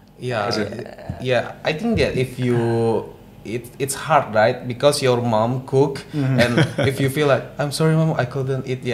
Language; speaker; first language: English; non-native, learner; Indonesian